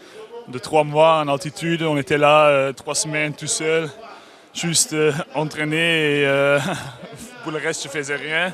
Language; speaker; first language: French; non-native, fluent; Dutch